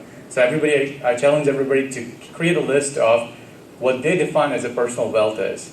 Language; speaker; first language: English; early bilingual, other home language; Gujarati